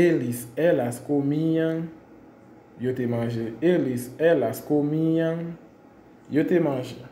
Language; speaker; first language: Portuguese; non-native, fluent; Haitian Creole